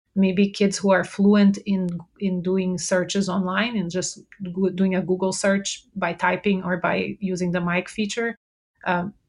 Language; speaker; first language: English; non-native, fluent; Portuguese